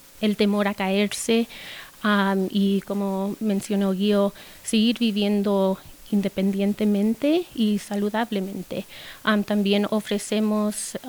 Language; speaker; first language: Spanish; early bilingual, heritage; Spanish